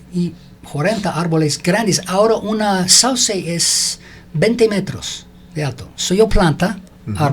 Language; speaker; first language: Spanish; non-native, learner; English